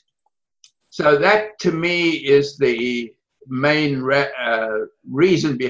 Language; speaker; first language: English; native; English